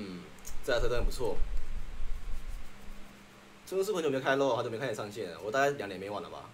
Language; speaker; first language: Chinese; native; Chinese